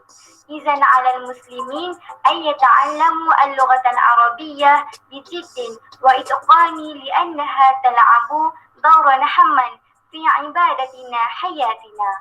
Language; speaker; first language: Arabic; non-native, learner; Malay